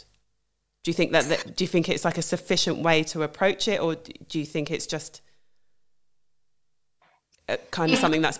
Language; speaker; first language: English; native; English